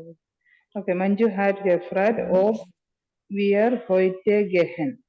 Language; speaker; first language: German; non-native, learner; Malayalam